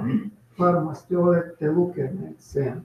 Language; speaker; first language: Finnish; non-native, fluent; Russian